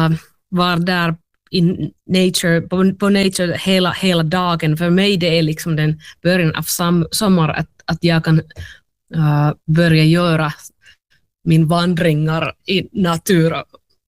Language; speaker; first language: Swedish; non-native, local second language; Finnish